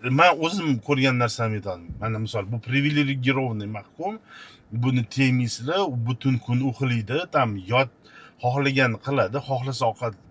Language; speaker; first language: Uzbek; non-native, local second language; Russian